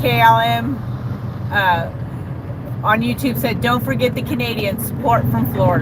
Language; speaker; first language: English; native; English